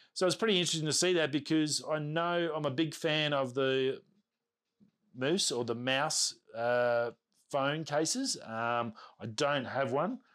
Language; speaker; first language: English; native; English